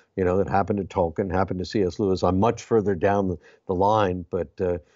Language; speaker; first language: English; native; English